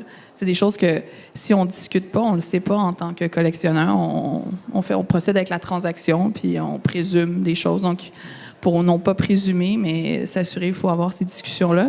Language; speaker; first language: French; native; French